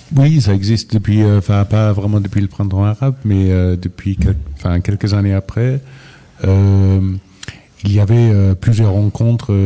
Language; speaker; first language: French; non-native, fluent; English